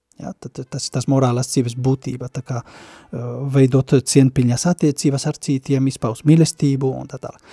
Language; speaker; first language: Latvian; non-native, fluent; Spanish